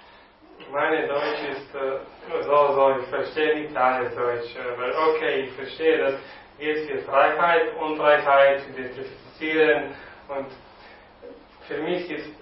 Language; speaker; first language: German; non-native, learner; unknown